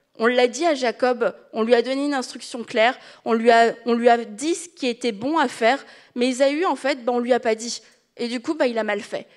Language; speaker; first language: French; native; French